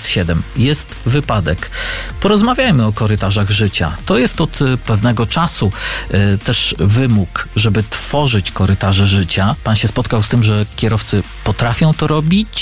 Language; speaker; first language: Polish; native; Polish